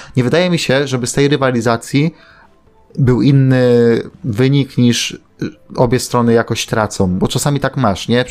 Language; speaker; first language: Polish; native; Polish